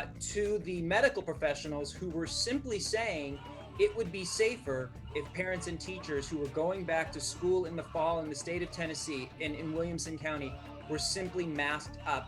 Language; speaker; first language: English; native; English